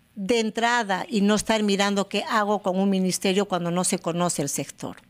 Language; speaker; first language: Spanish; native; Spanish